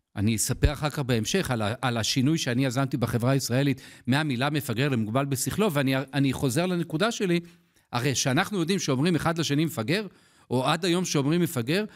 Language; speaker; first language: Hebrew; native; Hebrew